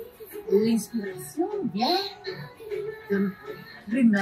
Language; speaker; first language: French; non-native, learner; Spanish